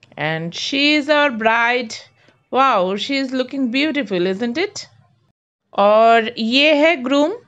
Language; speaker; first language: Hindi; non-native, local second language; Bangla